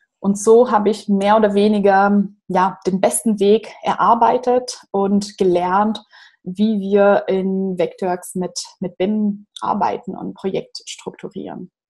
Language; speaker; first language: German; non-native, fluent; Portuguese